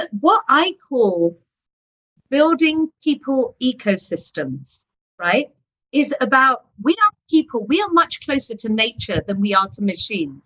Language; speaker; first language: English; native; English